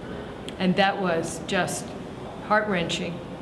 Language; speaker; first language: English; native; English